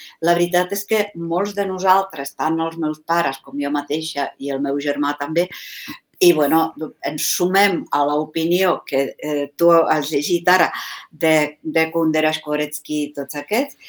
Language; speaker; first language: Catalan; non-native, fluent; Czech